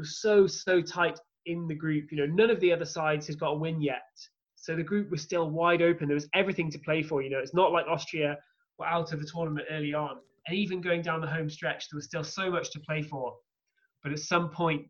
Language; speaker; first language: English; native; English